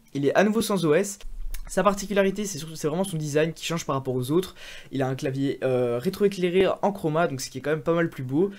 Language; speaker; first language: French; native; French